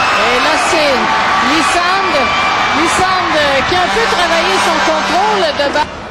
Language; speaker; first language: French; native; French